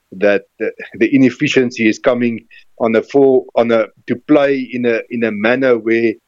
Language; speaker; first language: English; non-native, local second language; Afrikaans